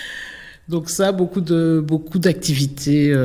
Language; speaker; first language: French; native; French